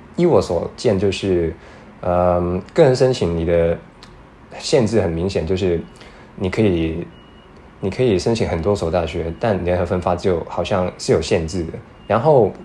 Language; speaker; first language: Chinese; non-native, fluent; Cantonese